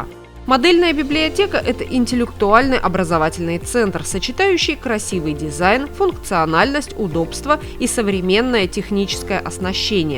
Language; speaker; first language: Russian; native; Russian